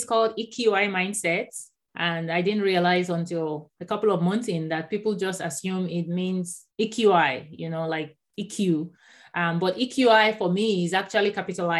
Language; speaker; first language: English; non-native, local second language; Yoruba